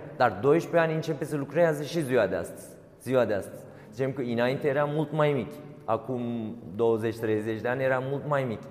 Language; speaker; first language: Romanian; non-native, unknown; Turkish